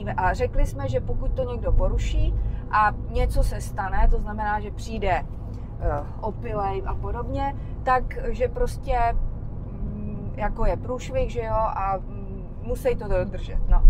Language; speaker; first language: Czech; native; Czech